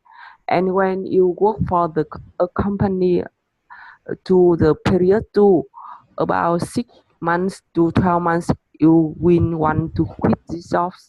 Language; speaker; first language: English; non-native, learner; Vietnamese